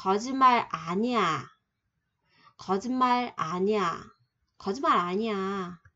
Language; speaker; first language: Korean; non-native, fluent; Vietnamese